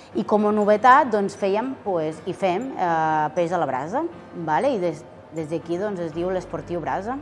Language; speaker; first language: Catalan; non-native, fluent; Spanish